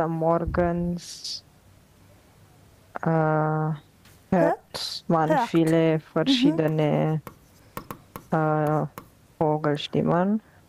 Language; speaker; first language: German; non-native, learner; Romanian